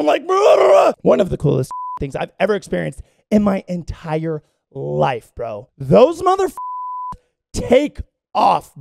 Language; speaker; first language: English; native; English